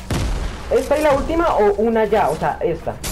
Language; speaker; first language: Spanish; native; Spanish